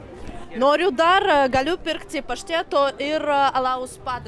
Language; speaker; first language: Lithuanian; non-native, learner; Russian